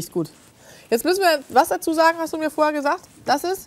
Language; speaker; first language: German; native; German